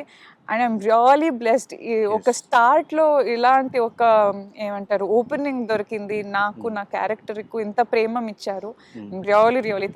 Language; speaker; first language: Telugu; non-native, learner; Kannada